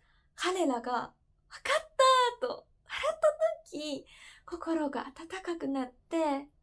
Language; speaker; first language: Japanese; non-native, fluent; Indonesian